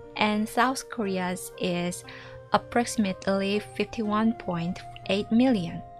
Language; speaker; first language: English; non-native, fluent; Korean